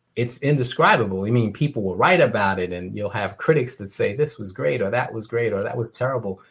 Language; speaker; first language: English; native; English